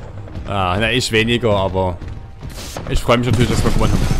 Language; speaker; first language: German; native; German